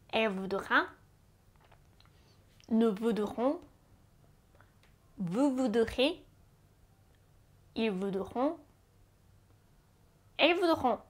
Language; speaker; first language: French; non-native, fluent; Japanese